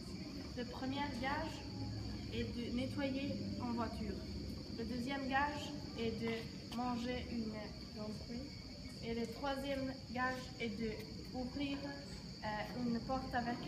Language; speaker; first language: French; non-native, learner; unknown